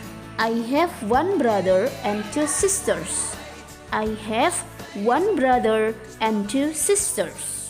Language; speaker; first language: English; non-native, fluent; Indonesian